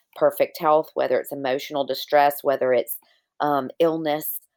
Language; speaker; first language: English; native; English